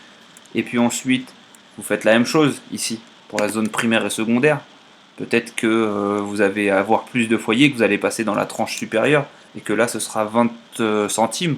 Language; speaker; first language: French; native; French